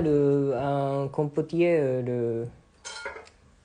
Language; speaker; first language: French; non-native, fluent; Japanese